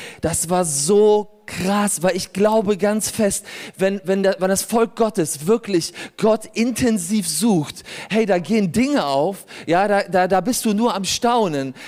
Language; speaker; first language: German; early bilingual, other home language; Polish